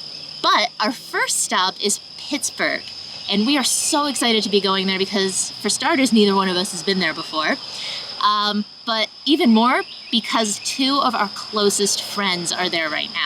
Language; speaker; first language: English; native; English